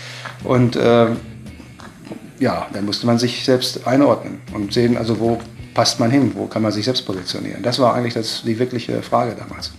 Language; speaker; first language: German; native; German